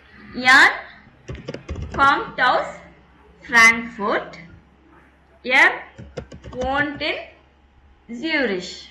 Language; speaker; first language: German; non-native, fluent; Tamil